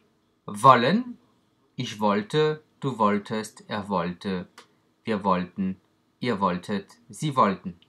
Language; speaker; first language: German; non-native, fluent; French